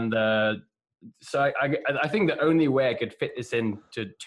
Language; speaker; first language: English; native; English